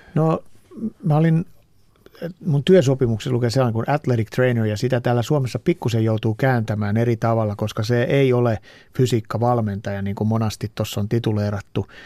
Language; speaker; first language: Finnish; native; Finnish